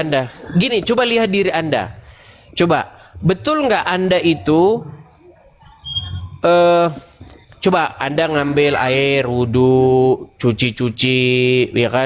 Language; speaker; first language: Indonesian; native; Indonesian